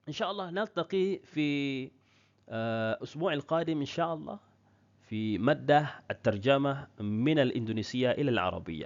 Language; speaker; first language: Arabic; non-native, fluent; Indonesian